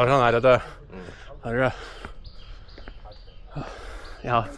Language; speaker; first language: Chinese; non-native, fluent; English